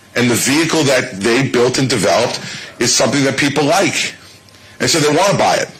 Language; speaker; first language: English; native; English